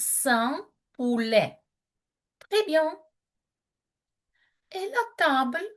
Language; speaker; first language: French; non-native, fluent; Ukrainian